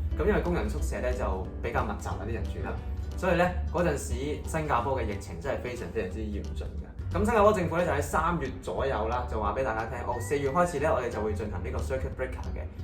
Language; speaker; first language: Cantonese; native; Cantonese